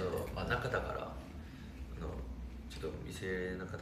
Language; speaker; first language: Japanese; non-native, fluent; Chinese